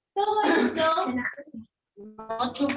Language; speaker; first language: Spanish; native; Spanish